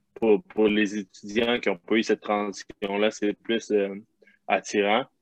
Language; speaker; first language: French; native; French